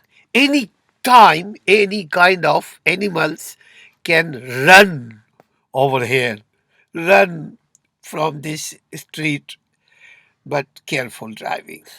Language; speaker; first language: English; non-native, learner; Urdu